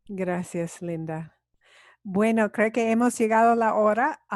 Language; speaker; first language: Spanish; non-native, fluent; English